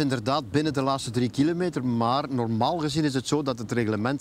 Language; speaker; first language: Dutch; native; Dutch